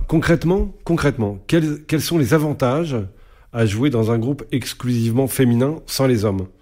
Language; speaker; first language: French; native; French